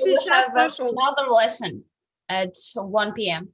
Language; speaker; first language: English; non-native, learner; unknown